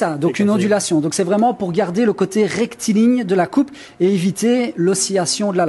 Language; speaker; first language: French; native; French